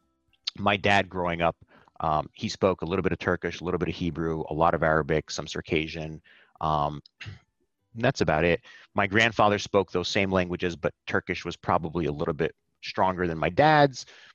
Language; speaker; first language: English; native; English